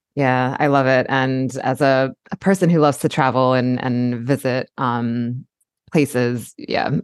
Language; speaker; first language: English; native; English